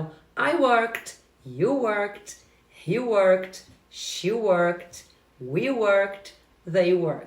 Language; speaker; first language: English; non-native, fluent; Portuguese